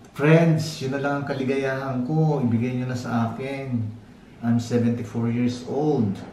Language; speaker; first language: Filipino; native; Filipino